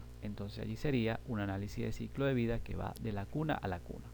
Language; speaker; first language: Spanish; native; Spanish